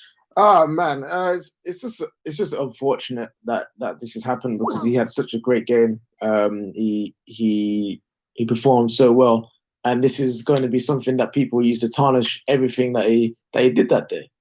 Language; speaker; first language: English; native; English